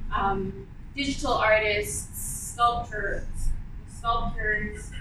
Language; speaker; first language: English; early bilingual, other home language; Arabic